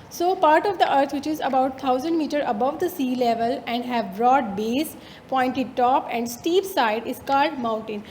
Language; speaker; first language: English; non-native, local second language; Urdu